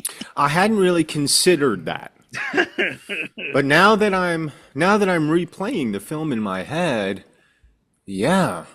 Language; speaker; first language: English; native; English